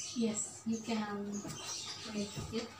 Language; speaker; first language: English; non-native, learner; Indonesian